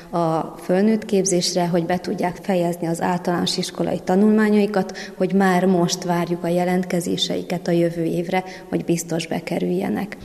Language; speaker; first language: Hungarian; native; Hungarian